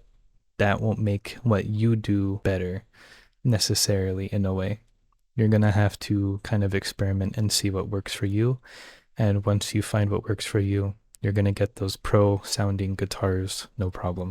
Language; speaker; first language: English; native; English